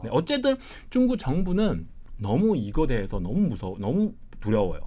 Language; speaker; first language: Korean; non-native, fluent; Chinese